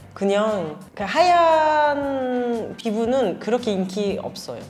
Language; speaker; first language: Korean; non-native, fluent; French